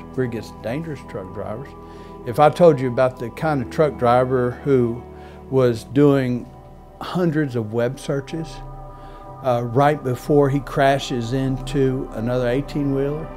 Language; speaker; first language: English; native; English